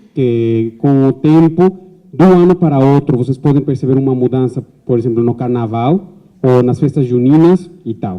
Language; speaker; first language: Portuguese; non-native, fluent; Spanish